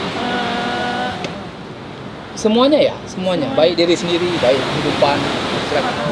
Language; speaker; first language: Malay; non-native, fluent; Japanese